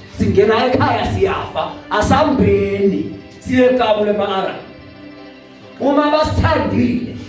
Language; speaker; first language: Zulu; non-native, local second language; Swati